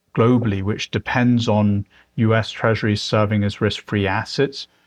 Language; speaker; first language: English; native; English